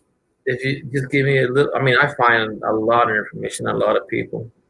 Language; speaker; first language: English; native; English